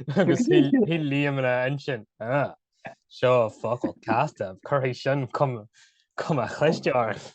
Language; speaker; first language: Irish; non-native, local second language; English